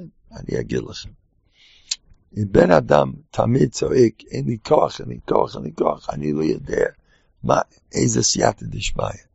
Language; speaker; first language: Hebrew; non-native, fluent; English